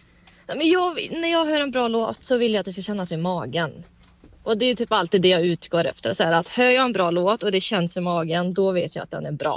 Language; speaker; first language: Swedish; native; Swedish